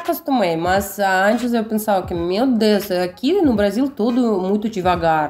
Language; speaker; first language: Portuguese; non-native, learner; Russian